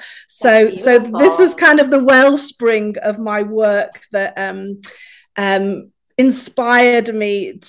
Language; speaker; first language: English; native; English